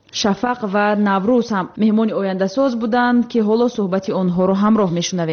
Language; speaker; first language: Tajik; native; Tajik